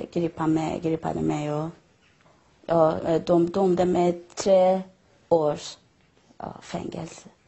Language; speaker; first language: Swedish; non-native, learner; Persian